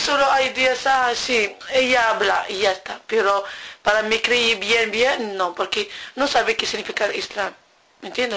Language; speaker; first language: Spanish; non-native, learner; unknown